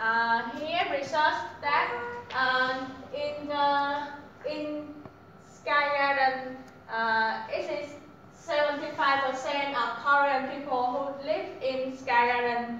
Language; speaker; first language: English; non-native, learner; Vietnamese